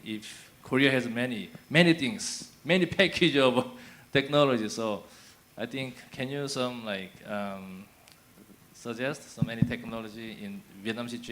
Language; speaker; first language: English; non-native, fluent; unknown